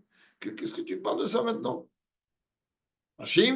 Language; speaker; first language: French; native; French